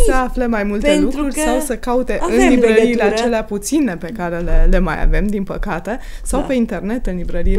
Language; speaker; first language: Romanian; native; Romanian